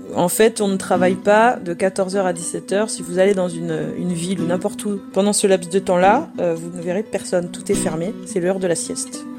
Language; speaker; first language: French; native; French